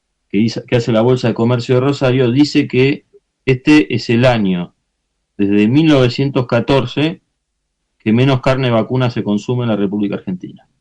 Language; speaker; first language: Spanish; native; Spanish